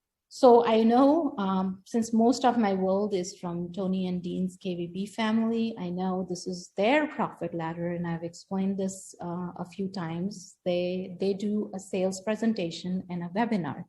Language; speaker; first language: English; non-native, local second language; Hindi